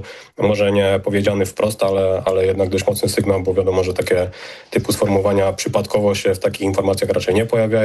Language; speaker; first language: Polish; native; Polish